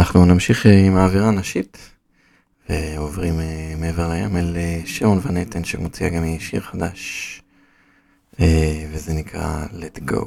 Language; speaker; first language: Hebrew; native; Hebrew